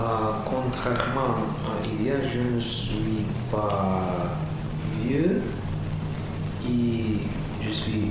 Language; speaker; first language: French; non-native, learner; Russian